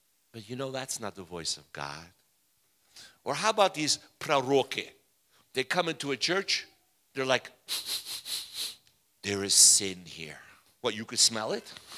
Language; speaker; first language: English; early bilingual, other home language; Ukrainian